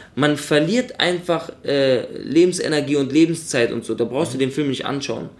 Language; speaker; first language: German; native; German